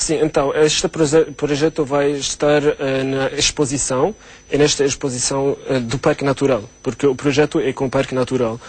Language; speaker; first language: Portuguese; non-native, learner; Arabic